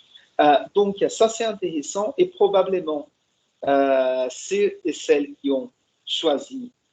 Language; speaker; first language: French; non-native, fluent; Portuguese